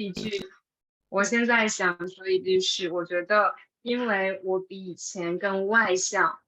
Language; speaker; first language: Chinese; non-native, fluent; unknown